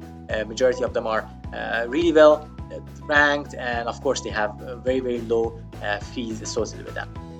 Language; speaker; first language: English; non-native, fluent; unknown